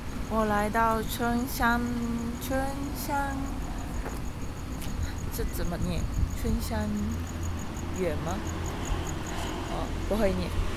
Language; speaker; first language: Chinese; early bilingual, heritage; Chinese